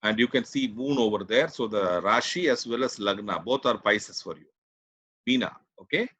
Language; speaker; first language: English; non-native, local second language; Tamil